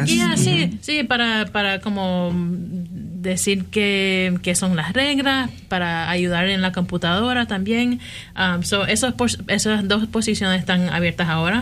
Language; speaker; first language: Spanish; early bilingual, heritage; Spanish